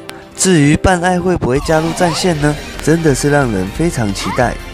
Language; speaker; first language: Chinese; native; Chinese